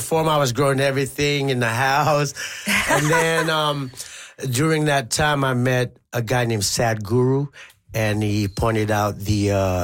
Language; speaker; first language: English; non-native, local second language; Pampanga